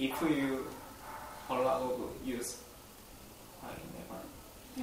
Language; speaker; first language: English; non-native, learner; Korean